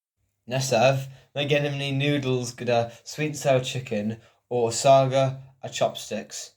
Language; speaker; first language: Welsh; non-native, local second language; English